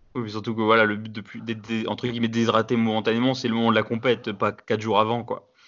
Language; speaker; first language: French; native; French